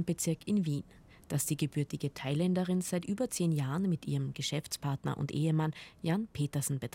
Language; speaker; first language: German; native; German